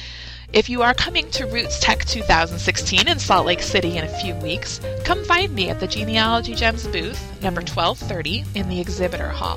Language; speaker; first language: English; native; English